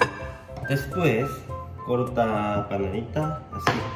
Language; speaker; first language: Spanish; non-native, learner; Korean